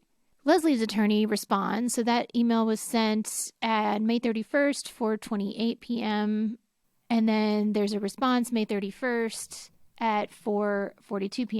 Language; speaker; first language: English; native; English